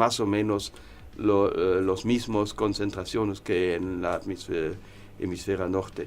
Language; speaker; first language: Spanish; non-native, learner; German